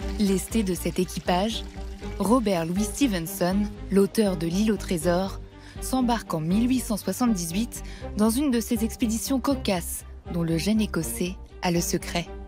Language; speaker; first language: French; native; French